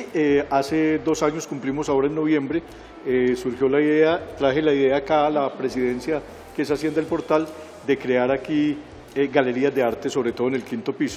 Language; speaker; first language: Spanish; native; Spanish